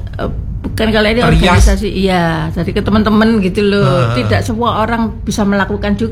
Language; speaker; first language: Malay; non-native, local second language; Javanese